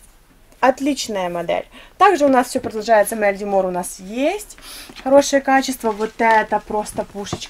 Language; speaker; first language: Russian; native; Russian